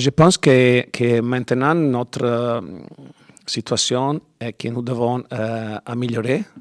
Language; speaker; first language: French; non-native, learner; Italian